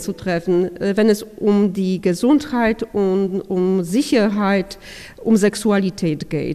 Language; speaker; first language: German; non-native, fluent; Polish